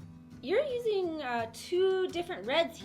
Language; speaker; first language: English; native; English